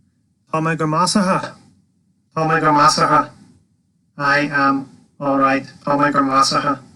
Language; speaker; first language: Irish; non-native, local second language; English